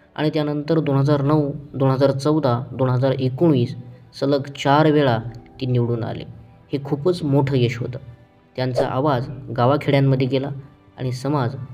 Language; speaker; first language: Marathi; non-native, local second language; Lambadi